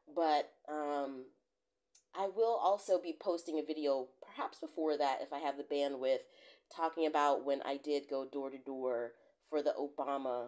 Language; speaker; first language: English; native; English